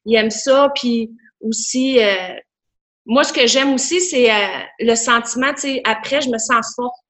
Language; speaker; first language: French; native; French